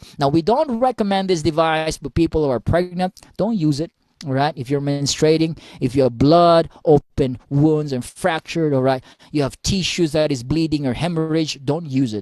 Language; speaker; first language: English; non-native, local second language; Filipino